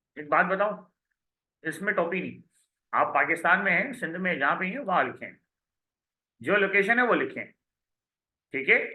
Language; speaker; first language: Urdu; native; Urdu